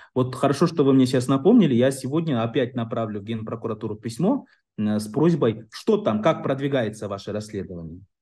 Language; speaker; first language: Russian; non-native, local second language; Kyrgyz